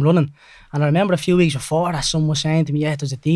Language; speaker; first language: English; native; English